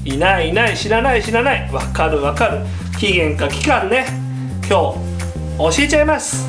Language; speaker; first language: Japanese; native; Japanese